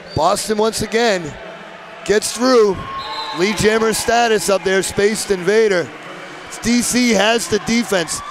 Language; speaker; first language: English; native; English